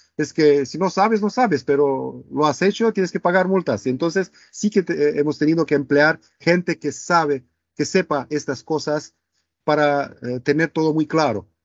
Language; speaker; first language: Spanish; non-native, fluent; Romanian